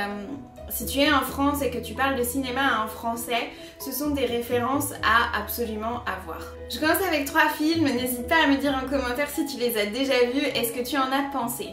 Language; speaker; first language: French; native; French